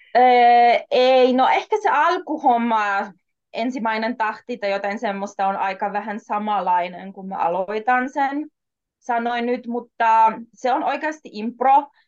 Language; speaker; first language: Finnish; non-native, fluent; German